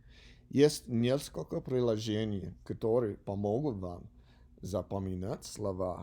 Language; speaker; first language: Russian; non-native, learner; English